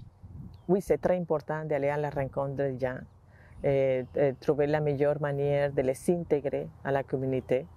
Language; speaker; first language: French; non-native, learner; Spanish